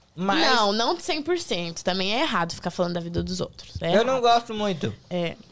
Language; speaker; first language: Portuguese; native; Portuguese